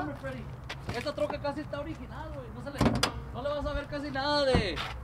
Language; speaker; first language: Spanish; early bilingual, heritage; Spanish